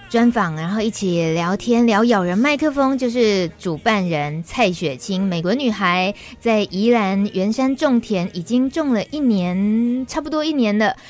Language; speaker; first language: Chinese; native; Chinese